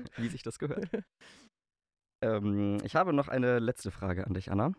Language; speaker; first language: German; native; German